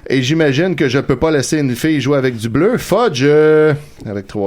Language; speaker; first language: French; native; French